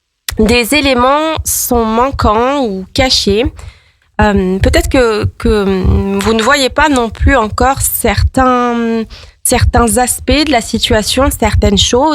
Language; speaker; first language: French; native; French